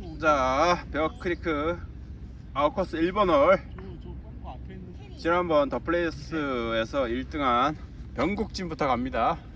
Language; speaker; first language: Korean; native; Korean